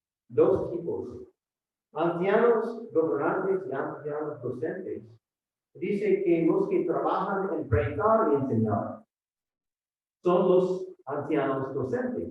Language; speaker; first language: Spanish; non-native, fluent; English